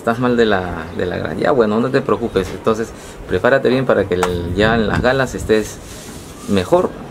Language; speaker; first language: Spanish; native; Spanish